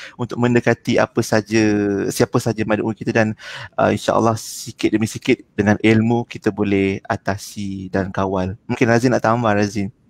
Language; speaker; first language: Malay; native; Malay